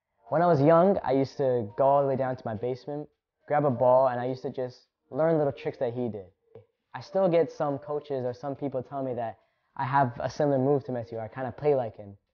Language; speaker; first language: English; early bilingual, other home language; Hindi